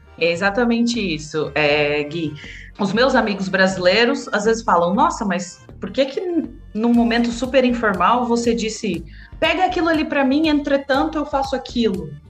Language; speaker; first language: Portuguese; native; Portuguese